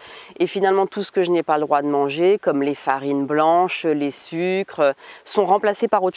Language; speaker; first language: French; native; French